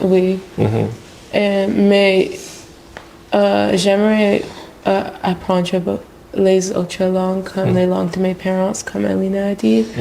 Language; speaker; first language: French; non-native, local second language; English